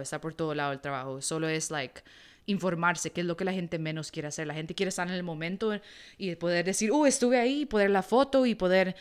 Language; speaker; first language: Spanish; early bilingual, heritage; Spanish